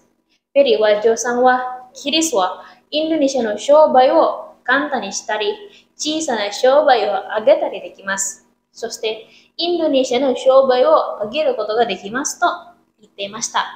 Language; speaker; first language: Japanese; non-native, learner; Indonesian